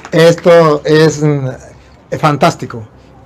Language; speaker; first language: Spanish; native; Spanish